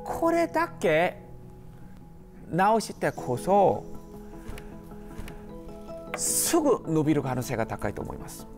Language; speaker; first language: Japanese; non-native, fluent; Korean